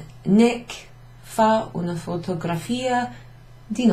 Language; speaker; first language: Italian; non-native, fluent; English